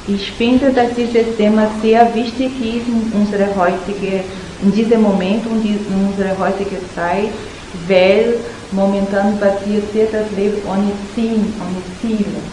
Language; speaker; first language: German; non-native, learner; Portuguese